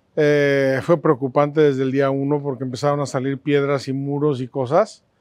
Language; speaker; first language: Spanish; native; Spanish